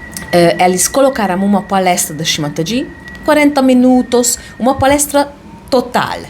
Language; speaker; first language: Portuguese; non-native, fluent; Hungarian